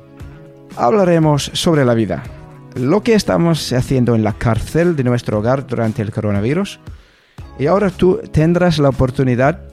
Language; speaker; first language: Spanish; non-native, fluent; English